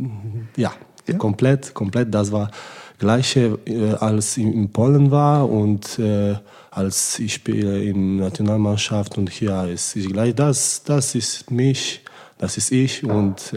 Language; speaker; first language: German; non-native, learner; Polish